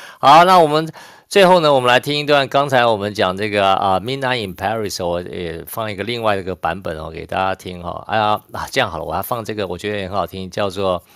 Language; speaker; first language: Chinese; native; Chinese